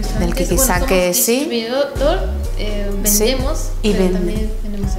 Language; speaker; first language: Spanish; non-native, fluent; Japanese